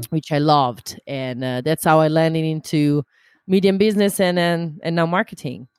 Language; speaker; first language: English; non-native, fluent; Italian